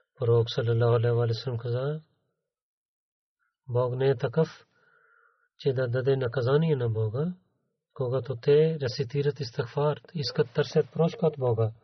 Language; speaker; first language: Bulgarian; non-native, learner; Urdu